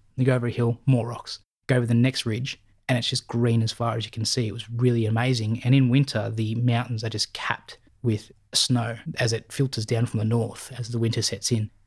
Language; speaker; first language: English; native; English